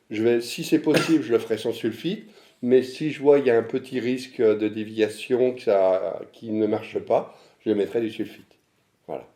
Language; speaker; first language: French; native; French